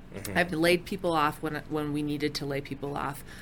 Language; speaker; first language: English; native; English